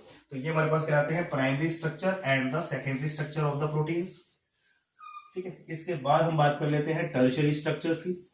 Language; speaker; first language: Hindi; native; Hindi